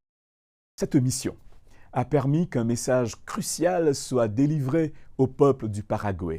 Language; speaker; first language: French; native; French